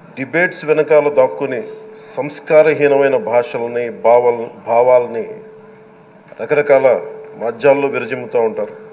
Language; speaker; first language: Telugu; native; Telugu